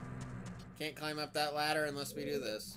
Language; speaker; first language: English; native; English